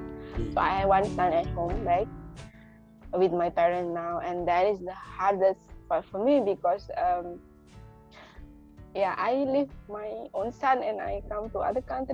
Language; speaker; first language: English; non-native, local second language; Indonesian